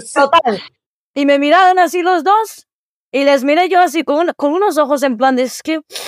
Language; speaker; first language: Spanish; early bilingual, other home language; Arabic